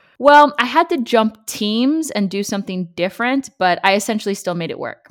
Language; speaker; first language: English; native; English